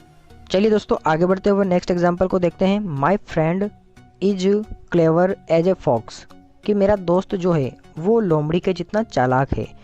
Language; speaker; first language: Hindi; native; Hindi